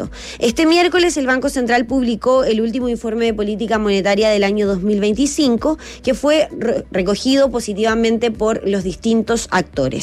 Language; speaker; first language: Spanish; native; Spanish